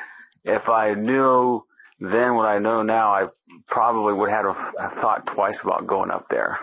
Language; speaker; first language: English; native; English